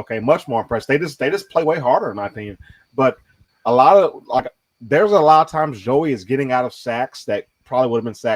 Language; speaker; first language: English; native; English